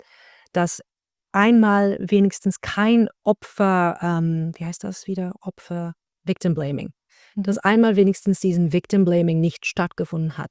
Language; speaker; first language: German; non-native, fluent; Dutch